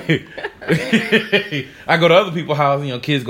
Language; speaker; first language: English; native; English